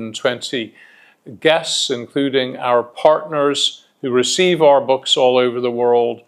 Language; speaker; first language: English; native; English